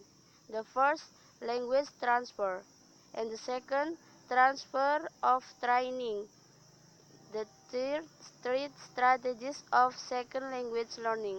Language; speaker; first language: English; non-native, learner; Indonesian